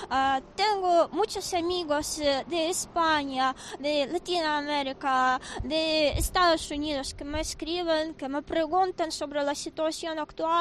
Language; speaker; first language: Spanish; non-native, fluent; Ukrainian